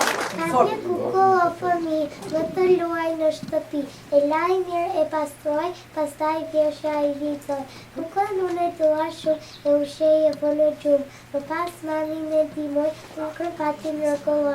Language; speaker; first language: Albanian; early bilingual, heritage; Albanian